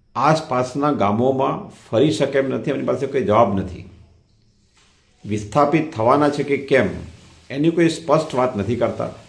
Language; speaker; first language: Gujarati; non-native, local second language; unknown